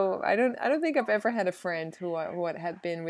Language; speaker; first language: English; non-native, fluent; Dutch